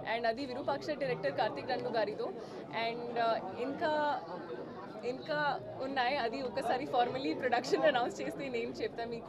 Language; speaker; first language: Telugu; non-native, fluent; Hindi